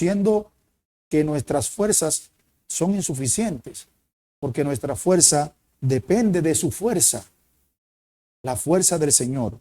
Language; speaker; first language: Spanish; native; Spanish